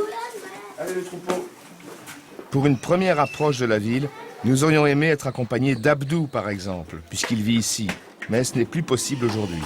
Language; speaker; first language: French; native; French